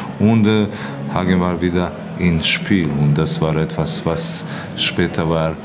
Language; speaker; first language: German; non-native, learner; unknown